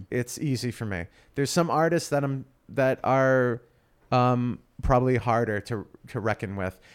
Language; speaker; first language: English; native; English